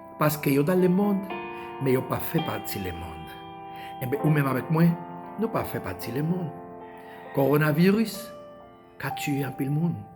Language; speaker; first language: Haitian Creole; non-native, fluent; Spanish